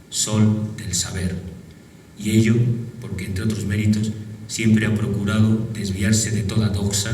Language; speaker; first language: Spanish; native; Spanish